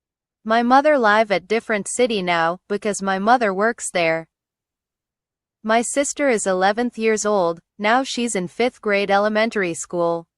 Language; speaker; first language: English; non-native, learner; Indonesian